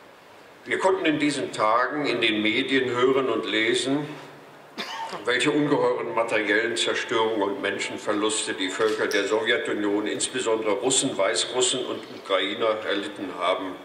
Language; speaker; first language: German; native; German